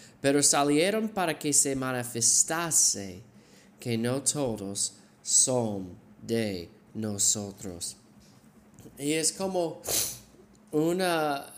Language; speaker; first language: Spanish; non-native, fluent; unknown